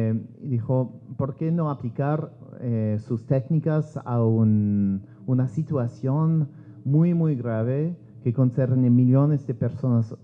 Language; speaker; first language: Spanish; non-native, learner; English